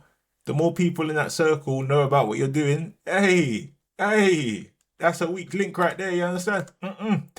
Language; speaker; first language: English; native; English